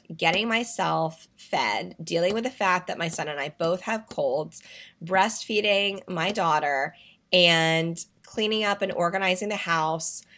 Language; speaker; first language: English; native; English